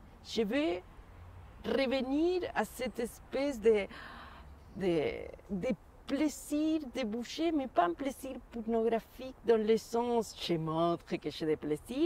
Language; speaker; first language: French; non-native, fluent; Spanish